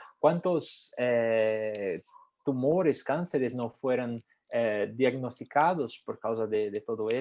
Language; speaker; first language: Spanish; non-native, fluent; Portuguese